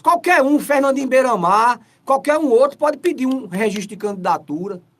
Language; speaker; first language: Portuguese; native; Portuguese